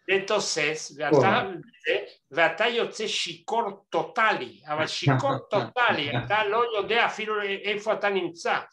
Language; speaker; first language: Hebrew; non-native, fluent; Spanish